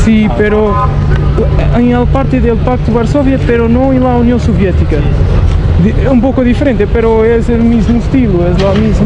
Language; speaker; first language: Spanish; non-native, learner; Portuguese